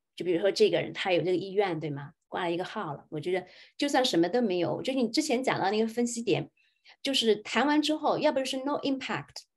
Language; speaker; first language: Chinese; native; Chinese